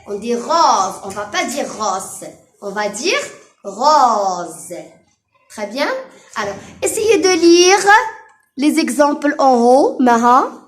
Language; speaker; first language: French; non-native, local second language; Arabic